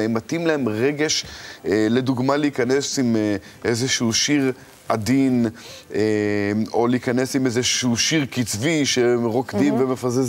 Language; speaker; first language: Hebrew; native; Hebrew